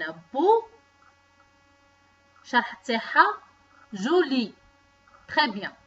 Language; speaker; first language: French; non-native, local second language; Arabic